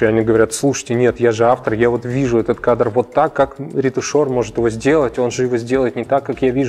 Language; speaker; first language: Russian; native; Russian